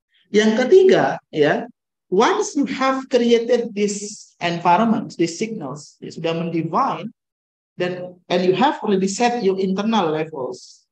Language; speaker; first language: English; non-native, fluent; Indonesian